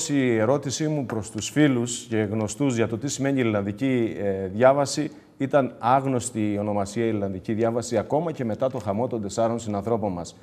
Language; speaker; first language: Greek; native; Greek